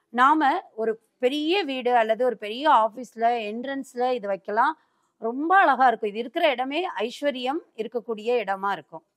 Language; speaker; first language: Tamil; native; Tamil